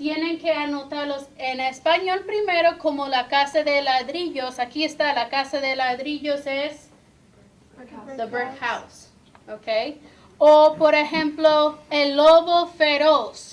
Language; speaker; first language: Spanish; non-native, fluent; English